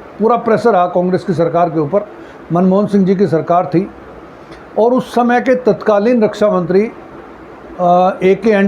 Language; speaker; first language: Hindi; native; Hindi